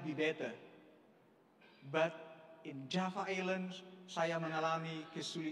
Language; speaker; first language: English; non-native, learner; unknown